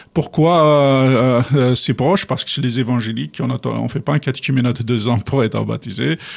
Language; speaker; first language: French; non-native, local second language; Kabyle